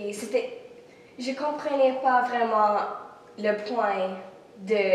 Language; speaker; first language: French; non-native, local second language; English